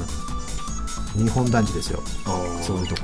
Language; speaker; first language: Japanese; native; Japanese